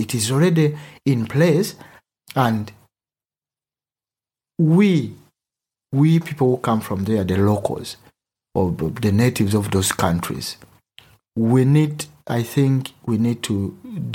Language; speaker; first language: English; non-native, local second language; Ganda